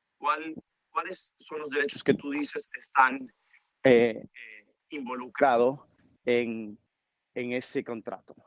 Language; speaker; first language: Spanish; early bilingual, heritage; Spanish